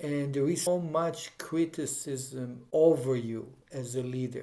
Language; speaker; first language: English; non-native, fluent; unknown